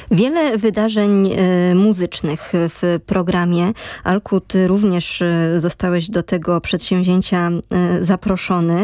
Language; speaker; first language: Polish; native; Polish